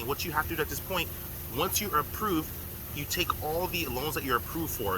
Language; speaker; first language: English; native; English